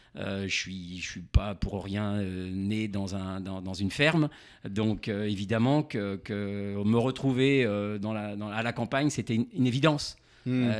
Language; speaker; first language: French; native; French